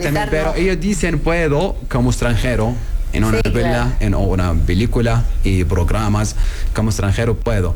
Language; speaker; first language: Spanish; non-native, learner; Arabic